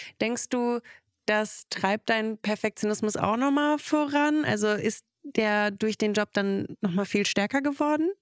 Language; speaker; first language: German; early bilingual, other home language; Russian